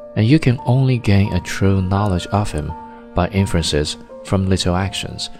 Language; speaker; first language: English; non-native, fluent; Chinese